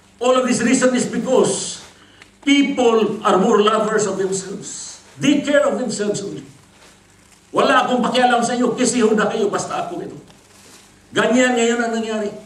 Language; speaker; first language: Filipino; non-native, local second language; Cebuano